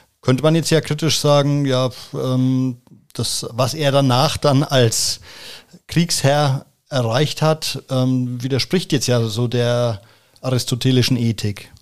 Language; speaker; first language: German; native; German